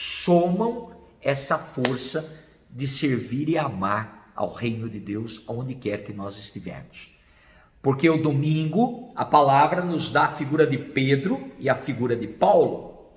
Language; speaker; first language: Portuguese; native; Portuguese